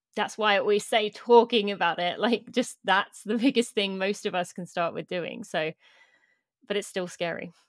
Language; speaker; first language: English; native; English